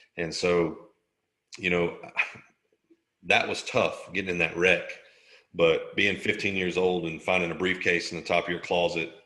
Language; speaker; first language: English; native; English